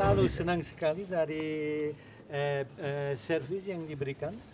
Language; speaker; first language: Indonesian; non-native, fluent; Dutch